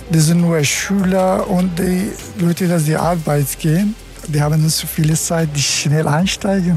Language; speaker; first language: German; non-native, learner; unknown